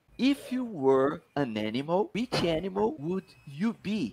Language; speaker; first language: English; non-native, fluent; Portuguese